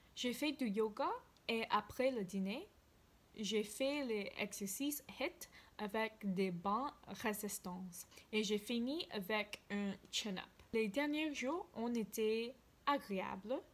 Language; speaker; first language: French; non-native, learner; English